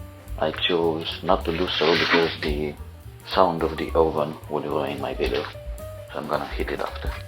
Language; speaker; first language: English; non-native, fluent; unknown